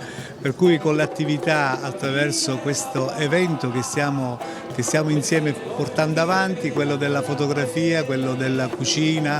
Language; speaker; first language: Italian; native; Italian